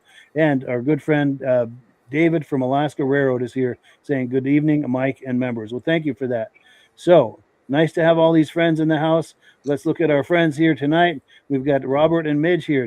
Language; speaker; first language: English; native; English